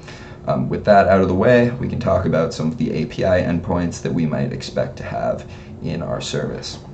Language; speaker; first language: English; native; English